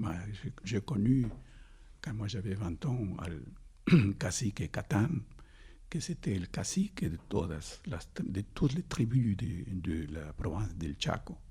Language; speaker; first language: French; non-native, fluent; Spanish